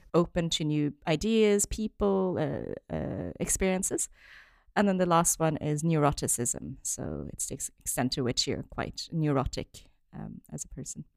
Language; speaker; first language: English; non-native, fluent; French